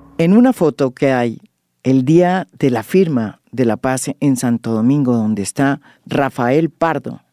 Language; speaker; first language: Spanish; native; Spanish